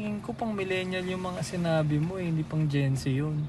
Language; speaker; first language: Filipino; native; Filipino